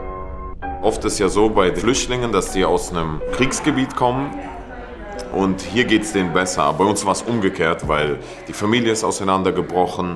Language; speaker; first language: German; early bilingual, other home language; Russian